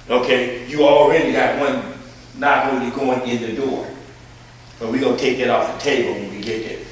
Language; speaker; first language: English; native; English